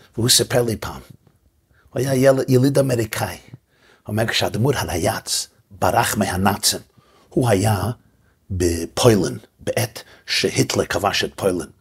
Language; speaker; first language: Hebrew; non-native, fluent; English